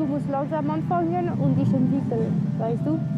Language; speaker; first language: German; non-native, local second language; French